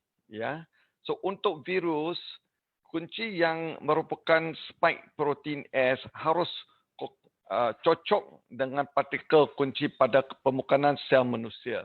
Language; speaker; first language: Indonesian; non-native, learner; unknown